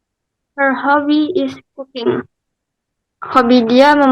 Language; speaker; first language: English; non-native, learner; Indonesian